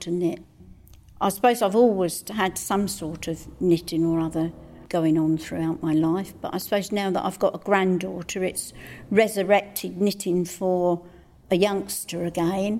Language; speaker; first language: English; native; English